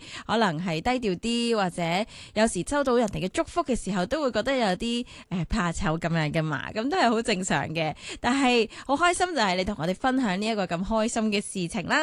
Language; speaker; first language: Cantonese; native; Cantonese